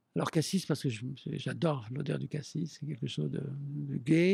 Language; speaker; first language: French; native; French